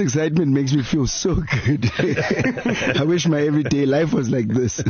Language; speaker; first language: English; non-native, local second language; Zulu